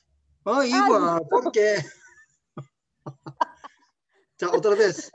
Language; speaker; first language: Spanish; non-native, learner; Korean